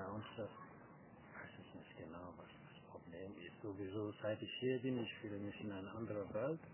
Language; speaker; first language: German; non-native, fluent; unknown